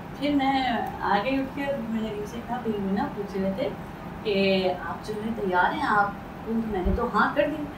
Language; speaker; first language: Urdu; native; Urdu